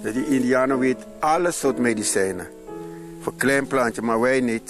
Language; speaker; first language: Dutch; non-native, local second language; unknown